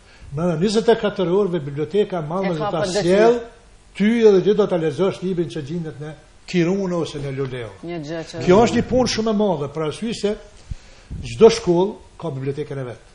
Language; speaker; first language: Albanian; native; Albanian